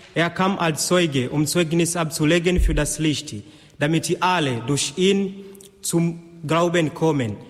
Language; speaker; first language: German; non-native, fluent; Swahili